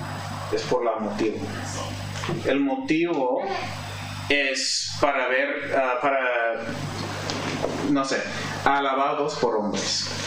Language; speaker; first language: Spanish; non-native, fluent; English